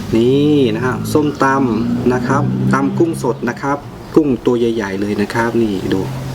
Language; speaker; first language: Thai; non-native, local second language; Northeastern Thai